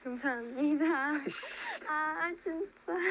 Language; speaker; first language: Korean; non-native, fluent; Japanese